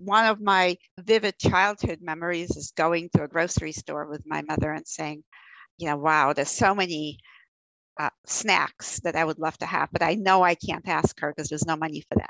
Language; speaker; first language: English; early bilingual, other home language; Russian